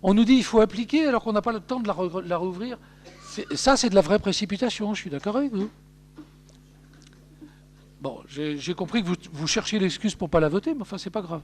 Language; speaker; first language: French; native; French